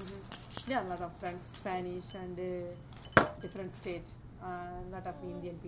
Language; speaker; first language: English; non-native, learner; Tamil